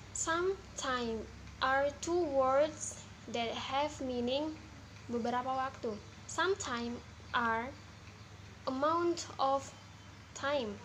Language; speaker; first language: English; non-native, learner; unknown